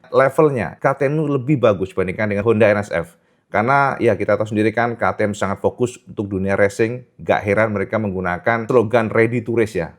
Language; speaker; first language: Indonesian; native; Indonesian